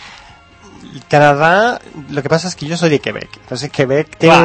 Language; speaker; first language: Spanish; early bilingual, heritage; Spanish